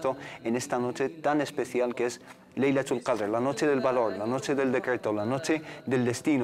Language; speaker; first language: Spanish; native; Spanish